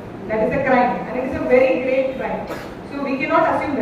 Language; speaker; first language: English; non-native, local second language; Malayalam